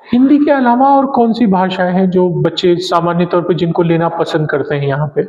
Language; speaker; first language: Hindi; native; Hindi